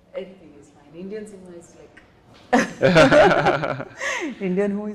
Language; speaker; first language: Hindi; non-native, local second language; Telugu